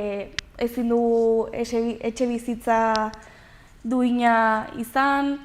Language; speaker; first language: Basque; non-native, local second language; Spanish